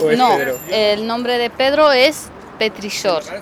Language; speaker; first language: Spanish; non-native, fluent; Romanian